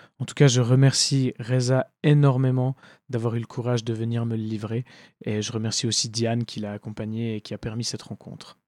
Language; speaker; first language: French; native; French